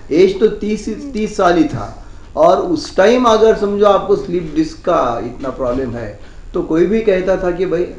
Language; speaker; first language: Hindi; non-native, local second language; Marathi